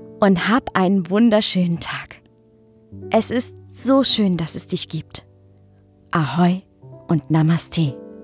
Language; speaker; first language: German; native; German